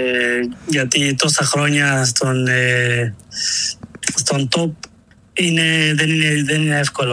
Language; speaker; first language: Greek; non-native, learner; Spanish